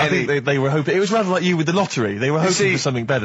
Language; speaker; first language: English; native; English